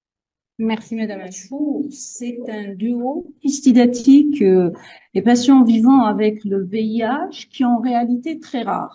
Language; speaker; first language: French; non-native, local second language; Arabic